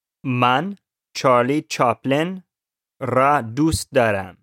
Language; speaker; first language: Persian; non-native, learner; English